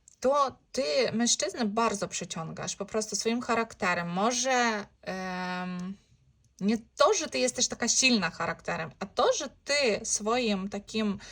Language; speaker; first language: Polish; non-native, learner; Ukrainian